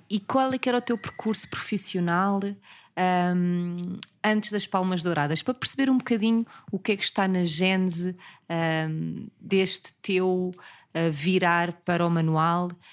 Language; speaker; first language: Portuguese; native; Portuguese